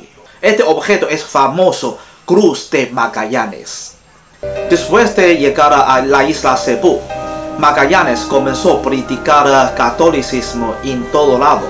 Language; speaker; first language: Spanish; non-native, fluent; Chinese